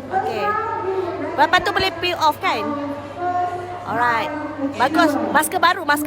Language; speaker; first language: Malay; native; Malay